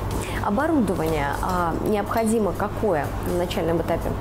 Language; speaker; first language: Russian; native; Russian